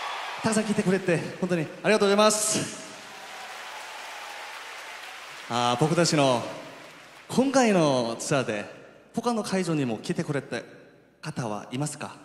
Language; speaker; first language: Japanese; non-native, fluent; Korean